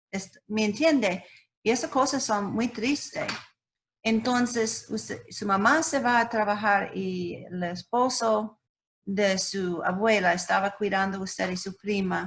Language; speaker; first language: Spanish; non-native, learner; English